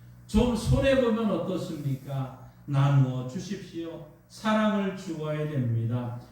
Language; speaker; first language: Korean; native; Korean